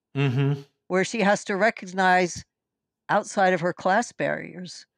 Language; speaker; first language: English; native; English